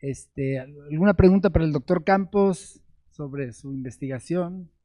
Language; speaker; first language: Spanish; native; Spanish